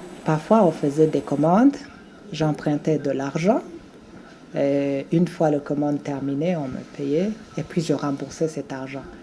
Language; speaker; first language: French; non-native, local second language; Rundi